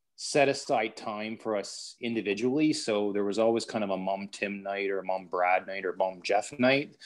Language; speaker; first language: English; native; English